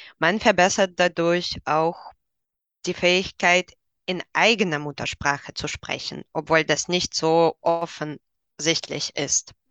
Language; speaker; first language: German; non-native, fluent; Russian